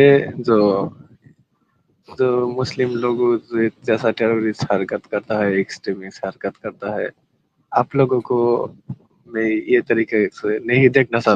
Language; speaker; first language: Hindi; non-native, learner; Bangla